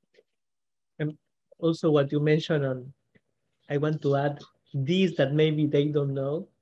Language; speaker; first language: English; non-native, fluent; Spanish